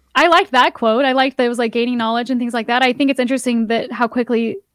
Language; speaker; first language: English; native; English